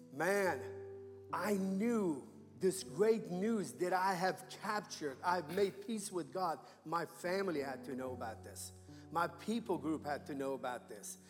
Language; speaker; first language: English; non-native, fluent; Persian